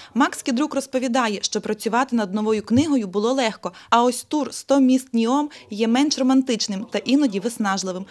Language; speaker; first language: Ukrainian; native; Ukrainian